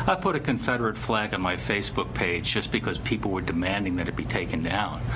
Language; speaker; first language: English; native; English